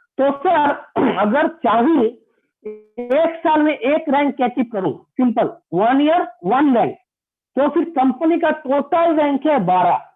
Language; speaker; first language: Hindi; non-native, local second language; Bangla